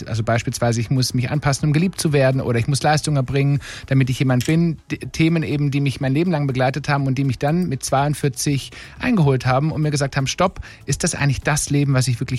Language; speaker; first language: German; native; German